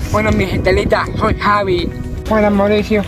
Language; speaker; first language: Spanish; native; Spanish